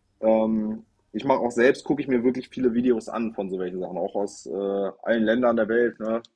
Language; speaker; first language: German; native; German